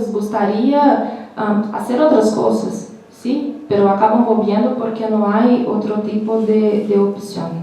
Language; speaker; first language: Spanish; non-native, learner; Portuguese